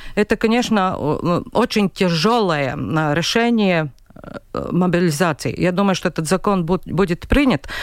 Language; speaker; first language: Russian; non-native, local second language; Latvian